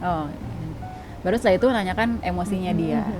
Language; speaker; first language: Indonesian; native; Indonesian